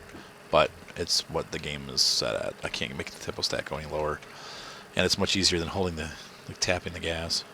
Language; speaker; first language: English; native; English